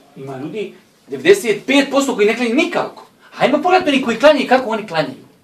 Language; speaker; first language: Bosnian; native; Bosnian